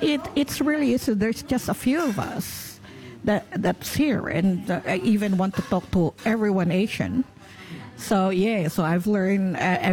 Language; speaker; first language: English; non-native, local second language; Cebuano